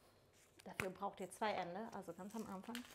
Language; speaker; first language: German; non-native, fluent; Italian